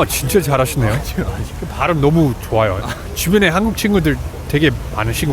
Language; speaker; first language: Korean; non-native, fluent; English